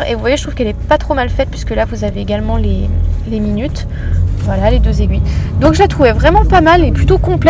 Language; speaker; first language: French; native; French